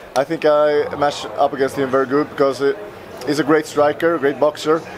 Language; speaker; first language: English; non-native, fluent; Swedish